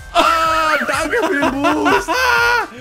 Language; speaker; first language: German; native; German